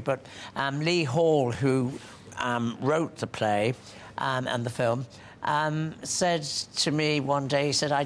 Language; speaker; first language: English; native; English